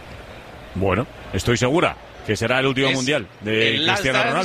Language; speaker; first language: Spanish; native; Spanish